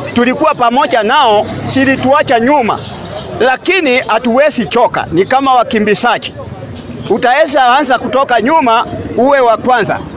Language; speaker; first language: Swahili; non-native, local second language; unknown